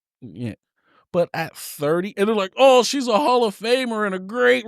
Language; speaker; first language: English; native; English